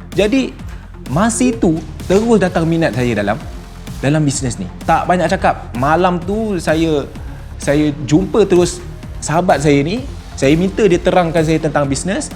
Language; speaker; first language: Malay; native; Malay